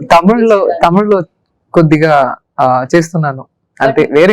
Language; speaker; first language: Telugu; non-native, local second language; Tamil